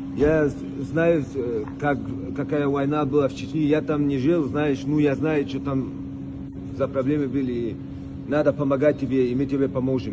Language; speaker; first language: Russian; early bilingual, heritage; Russian